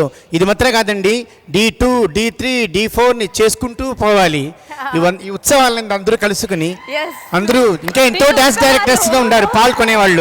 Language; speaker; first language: Telugu; native; Telugu